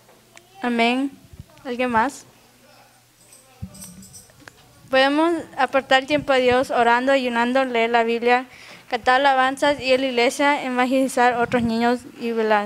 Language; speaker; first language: Spanish; early bilingual, other home language; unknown